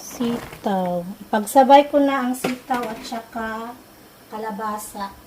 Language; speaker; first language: Filipino; non-native, local second language; Cebuano